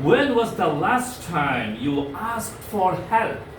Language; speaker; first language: English; non-native, fluent; Bangla